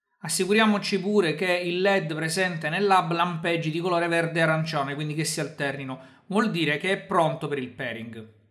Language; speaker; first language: Italian; native; Italian